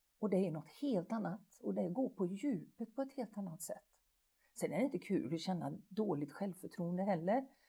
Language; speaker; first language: Swedish; native; Swedish